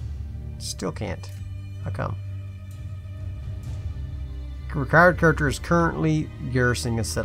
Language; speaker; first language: English; native; English